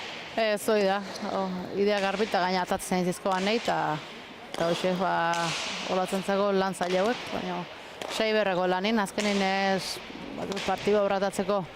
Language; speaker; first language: Basque; native; Basque